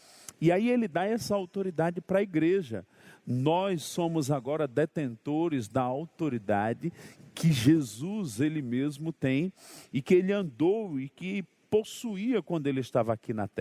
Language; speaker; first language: Portuguese; native; Portuguese